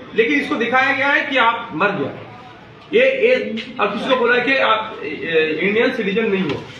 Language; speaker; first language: Hindi; non-native, local second language; Bangla